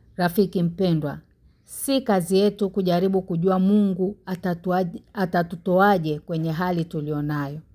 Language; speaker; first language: Swahili; native; Swahili